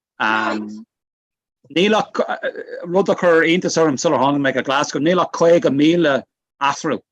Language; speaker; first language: Irish; non-native, local second language; English